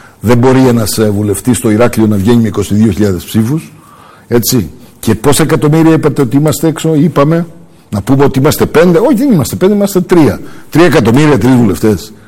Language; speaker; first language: Greek; early bilingual, heritage; Greek